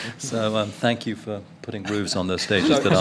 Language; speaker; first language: English; native; English